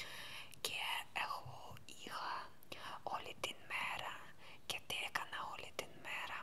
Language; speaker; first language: Greek; non-native, learner; Ukrainian